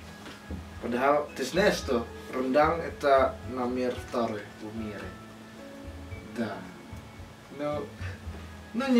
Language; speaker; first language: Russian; non-native, learner; Indonesian